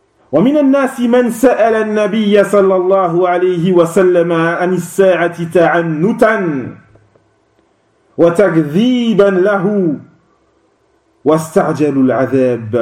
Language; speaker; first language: Arabic; non-native, fluent; French